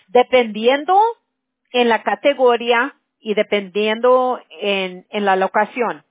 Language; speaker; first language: Spanish; early bilingual, heritage; Spanish